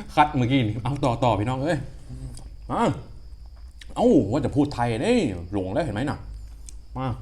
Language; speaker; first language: Thai; non-native, local second language; Northeastern Thai